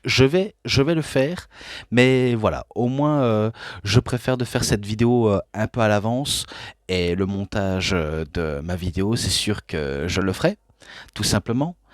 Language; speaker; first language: French; native; French